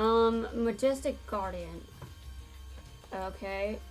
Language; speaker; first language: English; native; English